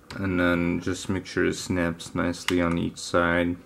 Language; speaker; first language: English; native; English